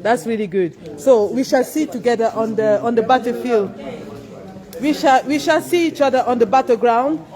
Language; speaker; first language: English; non-native, local second language; French